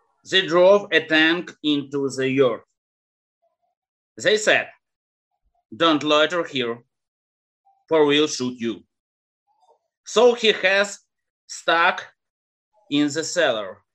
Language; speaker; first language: English; non-native, learner; Ukrainian